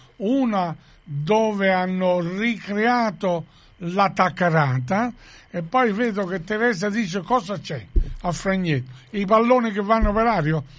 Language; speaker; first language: Italian; early bilingual, heritage; Italian